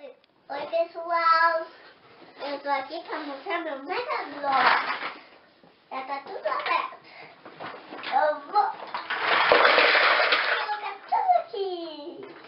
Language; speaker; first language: Portuguese; early bilingual, heritage; Portuguese